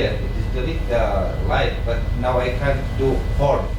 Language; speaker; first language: English; non-native, learner; Arabic